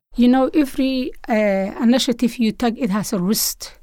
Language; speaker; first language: English; non-native, learner; Somali